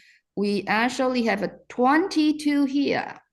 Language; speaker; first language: English; non-native, fluent; Chinese